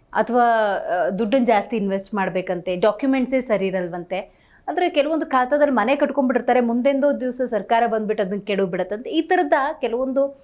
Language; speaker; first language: Kannada; native; Kannada